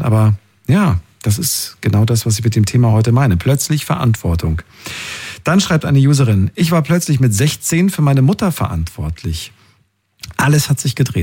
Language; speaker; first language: German; native; German